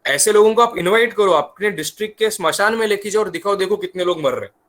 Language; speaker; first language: Hindi; non-native, local second language; Marathi